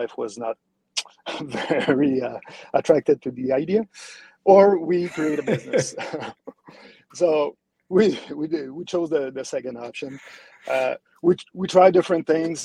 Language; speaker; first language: English; non-native, fluent; French